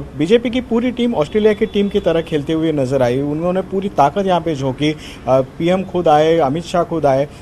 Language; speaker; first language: Hindi; non-native, local second language; Marathi